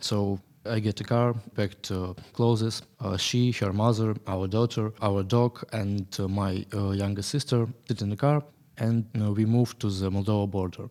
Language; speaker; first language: English; non-native, learner; Ukrainian